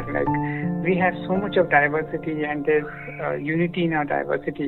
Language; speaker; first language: English; non-native, local second language; Odia